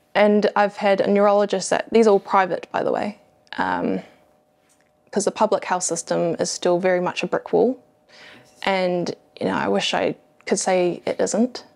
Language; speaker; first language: English; native; English